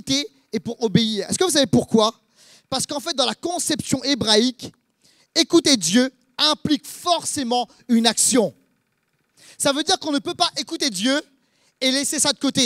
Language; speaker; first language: French; native; French